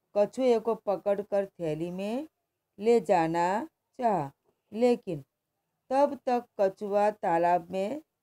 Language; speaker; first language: Hindi; non-native, local second language; Gujarati